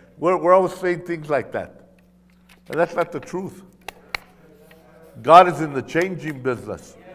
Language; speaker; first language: English; early bilingual, other home language; Spanish